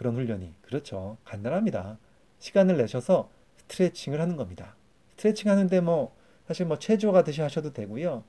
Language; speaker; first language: Korean; native; Korean